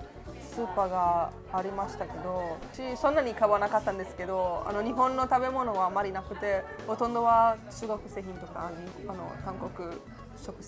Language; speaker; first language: Japanese; non-native, fluent; Italian